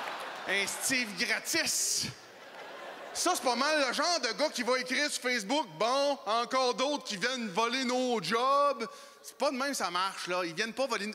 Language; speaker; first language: French; native; French